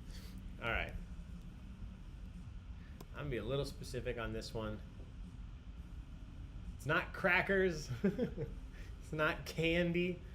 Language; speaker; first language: English; native; English